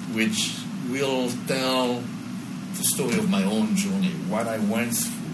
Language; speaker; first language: English; non-native, fluent; French